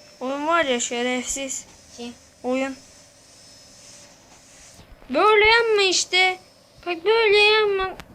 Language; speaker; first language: Turkish; native; Turkish